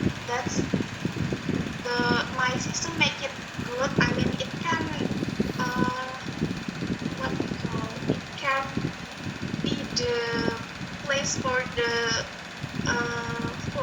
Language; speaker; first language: English; non-native, learner; Indonesian